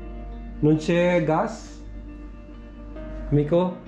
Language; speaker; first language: Italian; non-native, learner; Filipino